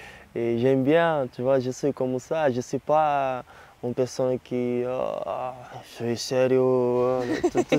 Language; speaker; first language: French; non-native, learner; Portuguese